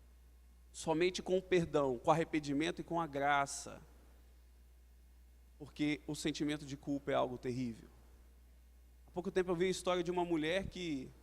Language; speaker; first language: Portuguese; native; Portuguese